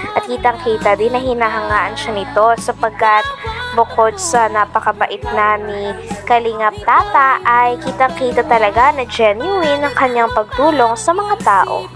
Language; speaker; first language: Filipino; native; Filipino